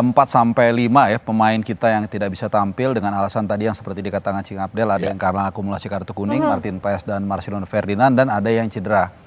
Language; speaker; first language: Indonesian; native; Indonesian